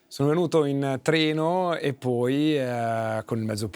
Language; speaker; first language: Italian; native; Italian